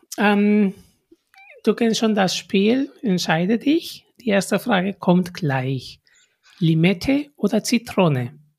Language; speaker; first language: German; non-native, fluent; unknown